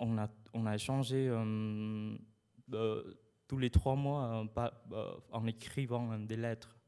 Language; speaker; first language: French; non-native, fluent; Khmer